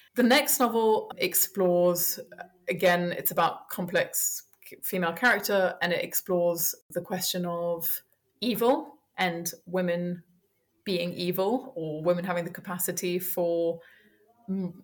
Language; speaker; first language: English; early bilingual, heritage; French